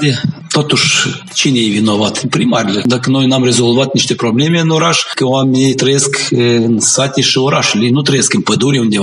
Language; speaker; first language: Romanian; non-native, local second language; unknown